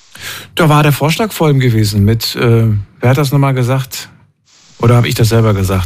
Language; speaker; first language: German; native; German